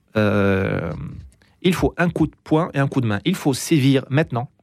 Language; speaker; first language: French; non-native, local second language; Arabic